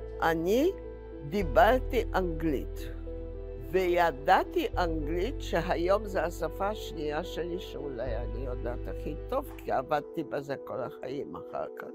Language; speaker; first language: Hebrew; non-native, fluent; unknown